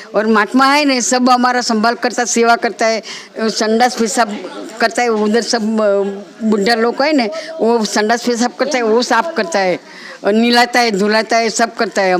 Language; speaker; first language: Hindi; non-native, local second language; Gujarati